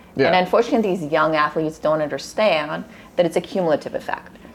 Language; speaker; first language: English; early bilingual, other home language; Russian